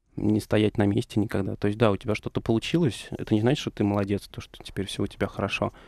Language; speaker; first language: Russian; native; Russian